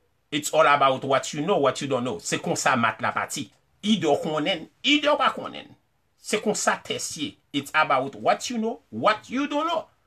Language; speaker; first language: English; non-native, fluent; Haitian Creole